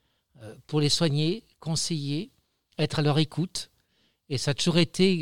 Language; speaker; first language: French; native; French